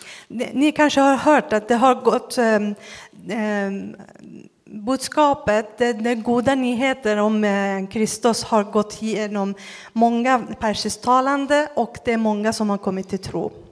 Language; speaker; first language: Swedish; non-native, fluent; Persian